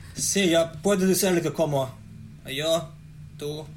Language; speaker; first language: Spanish; non-native, learner; Russian